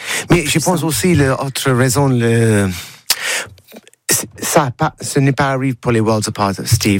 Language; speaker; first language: French; non-native, learner; English